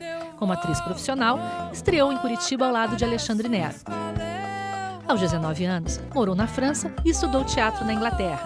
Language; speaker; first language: Portuguese; native; Portuguese